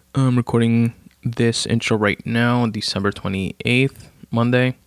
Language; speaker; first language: English; native; English